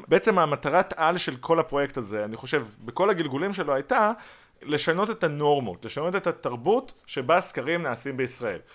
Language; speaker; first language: Hebrew; native; Hebrew